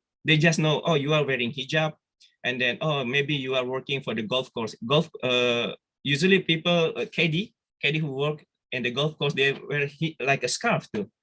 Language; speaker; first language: English; non-native, fluent; Indonesian